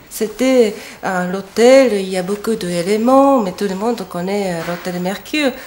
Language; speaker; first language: French; non-native, fluent; Japanese